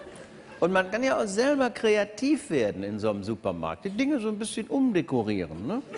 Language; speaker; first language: German; native; German